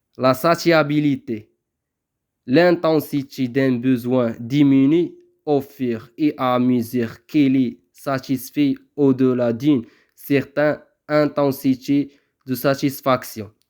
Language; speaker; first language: French; non-native, local second language; Arabic